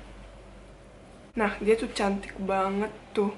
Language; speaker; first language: Indonesian; non-native, fluent; Bosnian